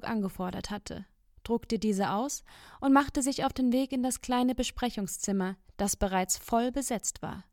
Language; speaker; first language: German; native; German